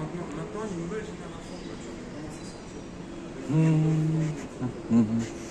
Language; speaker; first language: French; native; French